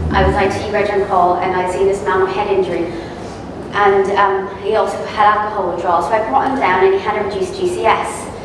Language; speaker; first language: English; native; English